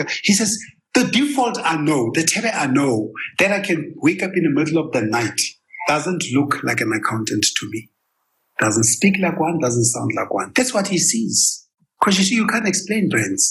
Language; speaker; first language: English; non-native, local second language; Tswana